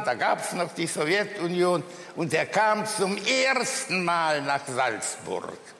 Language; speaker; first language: German; early bilingual, other home language; Polish